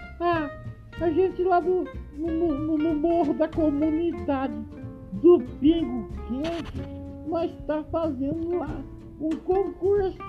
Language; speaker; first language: Portuguese; native; Portuguese